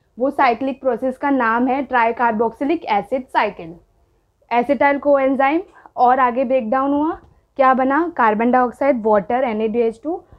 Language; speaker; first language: Hindi; non-native, local second language; Marathi